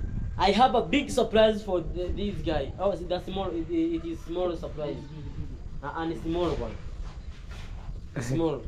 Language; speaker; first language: English; non-native, learner; Swahili